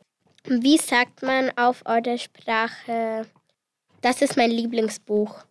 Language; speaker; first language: German; early bilingual, other home language; Spanish